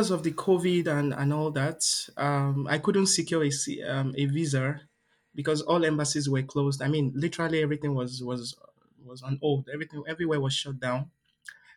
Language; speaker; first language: English; non-native, local second language; Yoruba